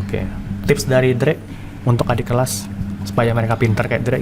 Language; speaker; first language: Indonesian; native; Indonesian